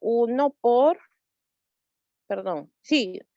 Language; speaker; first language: Spanish; native; Spanish